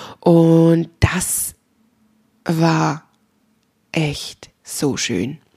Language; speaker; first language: German; native; German